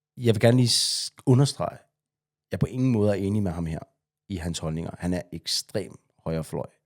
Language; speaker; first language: Danish; native; Danish